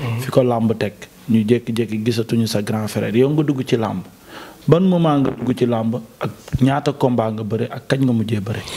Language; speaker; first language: Wolof; native; Wolof